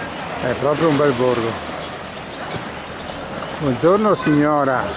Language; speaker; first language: Italian; native; Italian